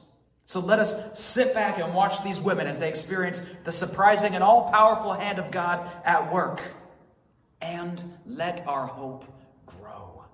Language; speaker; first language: English; native; English